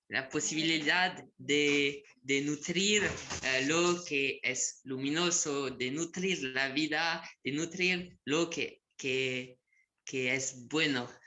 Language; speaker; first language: Spanish; non-native, learner; French